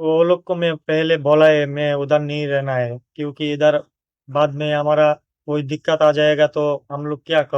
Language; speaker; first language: Hindi; non-native, learner; Bangla